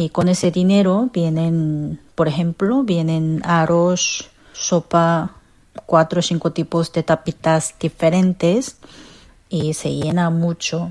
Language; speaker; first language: Spanish; non-native, fluent; Korean